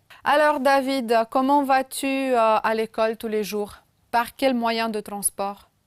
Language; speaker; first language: French; non-native, fluent; Romanian